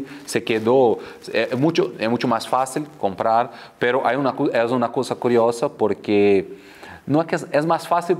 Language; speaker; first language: Spanish; non-native, fluent; Portuguese